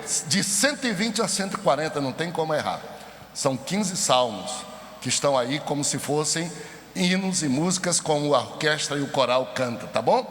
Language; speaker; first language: Portuguese; native; Portuguese